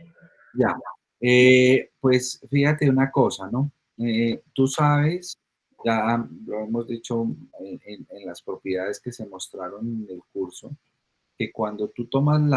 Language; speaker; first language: Spanish; native; Spanish